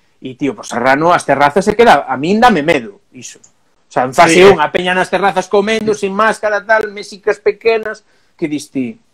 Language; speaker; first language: Galician; non-native, local second language; Spanish